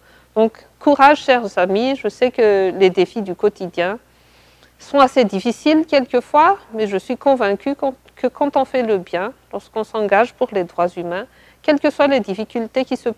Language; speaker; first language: French; non-native, local second language; Malagasy